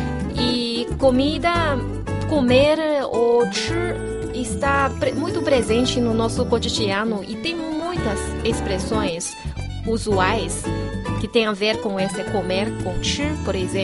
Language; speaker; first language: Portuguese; non-native, fluent; Chinese